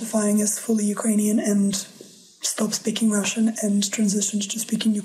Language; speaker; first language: English; non-native, fluent; Russian